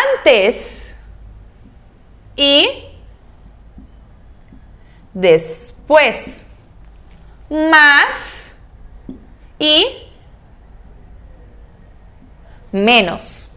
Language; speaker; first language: Spanish; non-native, fluent; Portuguese